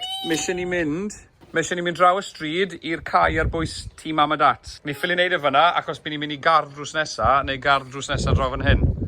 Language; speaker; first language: Welsh; native; Welsh